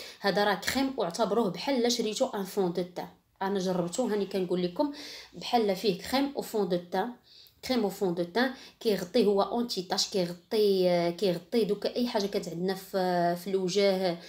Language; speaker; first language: Arabic; native; Arabic